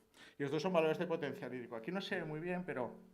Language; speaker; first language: Spanish; native; Spanish